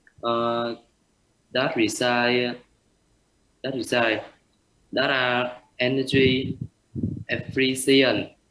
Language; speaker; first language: English; non-native, learner; Vietnamese